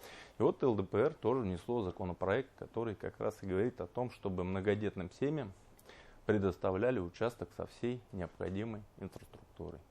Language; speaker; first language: Russian; native; Russian